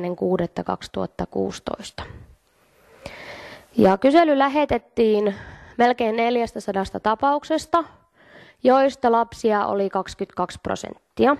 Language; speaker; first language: Finnish; native; Finnish